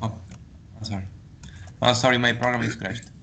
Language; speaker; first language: English; non-native, learner; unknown